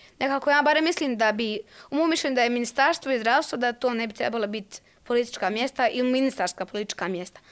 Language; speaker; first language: Croatian; native; Croatian